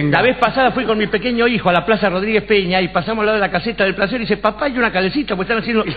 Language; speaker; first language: Spanish; native; Spanish